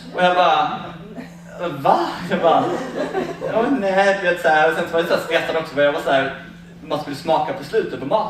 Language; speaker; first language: Swedish; native; Swedish